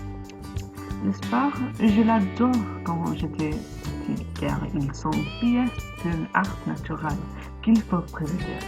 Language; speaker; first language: French; non-native, learner; English